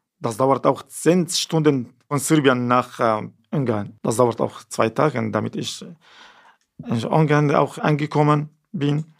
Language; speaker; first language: German; non-native, learner; Kurdish